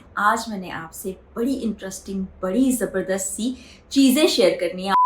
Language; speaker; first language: Urdu; native; Urdu